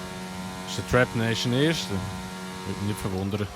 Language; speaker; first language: German; native; German